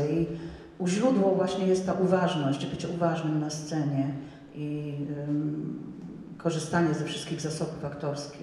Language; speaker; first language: Polish; non-native, fluent; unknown